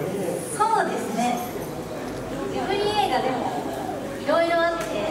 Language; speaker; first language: Japanese; native; Japanese